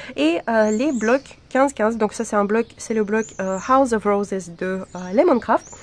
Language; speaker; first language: French; non-native, fluent; Russian